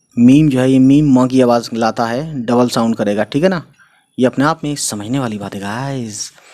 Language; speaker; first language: Hindi; native; Hindi